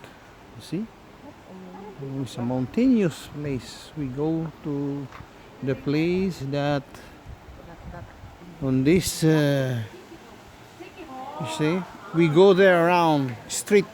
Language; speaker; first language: English; non-native, learner; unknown